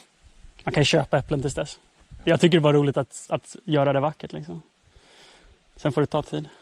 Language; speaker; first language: Swedish; native; Swedish